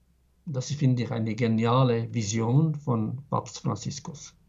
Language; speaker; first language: German; non-native, fluent; Arabic